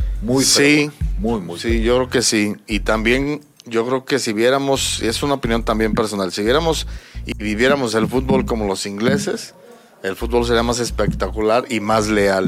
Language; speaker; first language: Spanish; native; Spanish